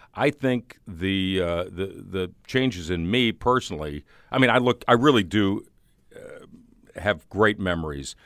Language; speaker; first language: English; native; English